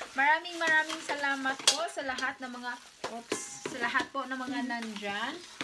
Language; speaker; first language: Filipino; non-native, local second language; Cebuano